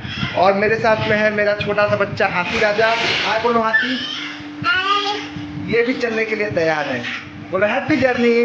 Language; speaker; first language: Hindi; native; Hindi